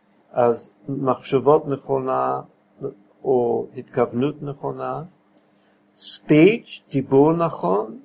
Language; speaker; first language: Hebrew; non-native, fluent; English